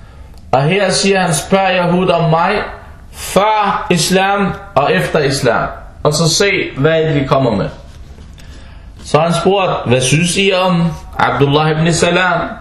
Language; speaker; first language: Danish; non-native, fluent; Arabic